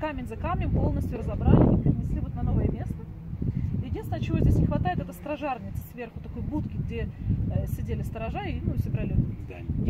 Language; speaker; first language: Russian; native; Russian